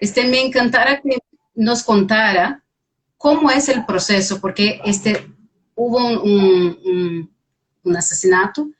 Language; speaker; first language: Spanish; non-native, fluent; Portuguese